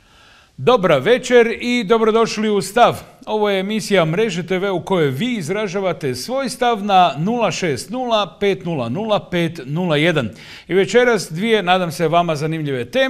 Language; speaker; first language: Serbian; native; Serbian